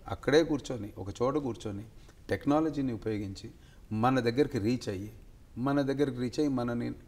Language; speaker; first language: Telugu; native; Telugu